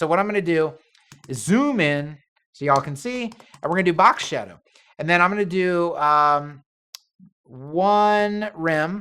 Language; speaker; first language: English; native; English